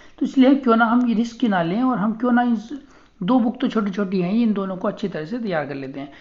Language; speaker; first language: Hindi; native; Hindi